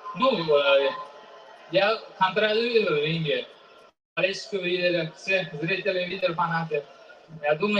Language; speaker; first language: Russian; non-native, fluent; Uzbek